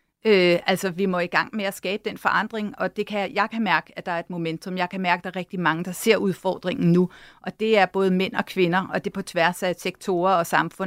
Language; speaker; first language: Danish; native; Danish